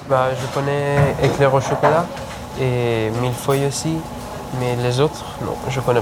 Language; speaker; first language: French; non-native, learner; Persian